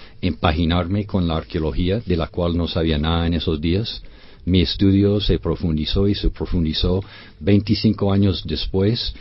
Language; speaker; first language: Spanish; non-native, fluent; English